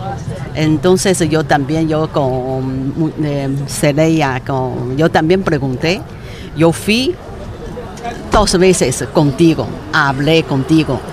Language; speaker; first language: Spanish; non-native, learner; Chinese